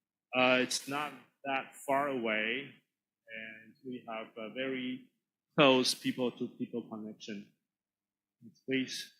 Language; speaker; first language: English; non-native, fluent; Chinese